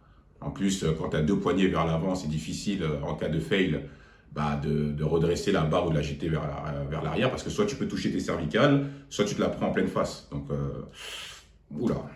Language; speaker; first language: French; native; French